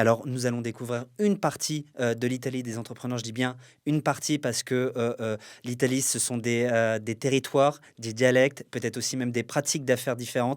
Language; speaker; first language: French; native; French